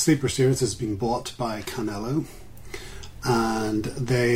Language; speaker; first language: English; native; English